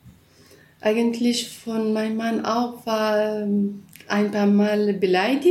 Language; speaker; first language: German; non-native, learner; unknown